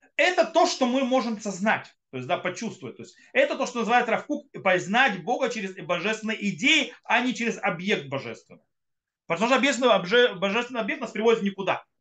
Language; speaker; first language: Russian; early bilingual, heritage; Russian